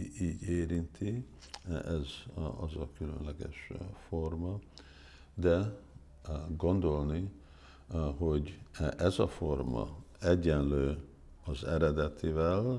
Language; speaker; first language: Hungarian; early bilingual, heritage; Hungarian